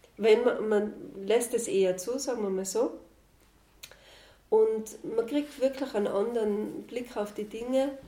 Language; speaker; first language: German; native; German